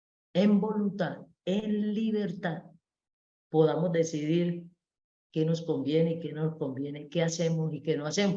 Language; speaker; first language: Spanish; native; Spanish